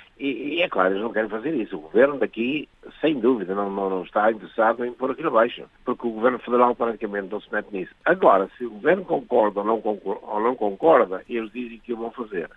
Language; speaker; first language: Portuguese; native; Portuguese